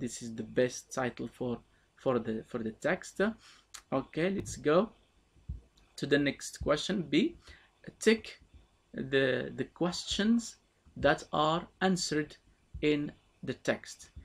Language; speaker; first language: English; non-native, fluent; Arabic